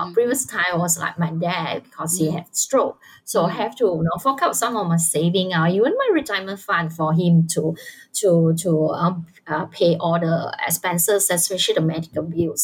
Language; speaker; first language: English; non-native, local second language; Chinese